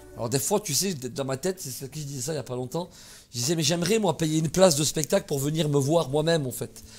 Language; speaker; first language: French; native; French